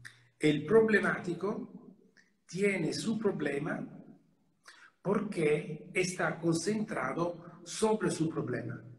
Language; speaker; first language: Spanish; non-native, fluent; Italian